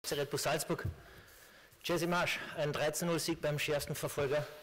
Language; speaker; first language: German; native; German